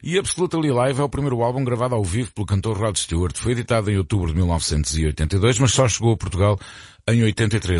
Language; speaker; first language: Portuguese; native; Portuguese